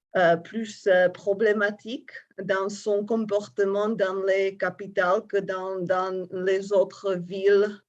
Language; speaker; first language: French; non-native, fluent; Czech